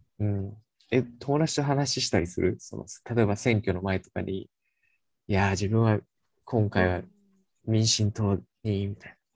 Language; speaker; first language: Japanese; native; Japanese